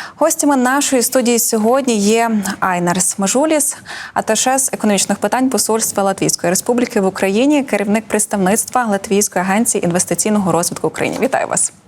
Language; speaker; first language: Ukrainian; native; Ukrainian